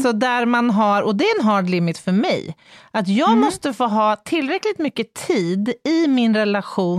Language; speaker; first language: Swedish; native; Swedish